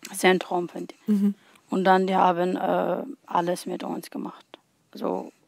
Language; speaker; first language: German; non-native, learner; Arabic